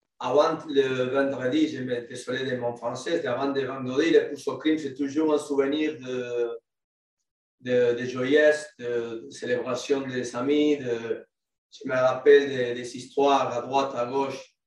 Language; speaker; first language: French; non-native, learner; Spanish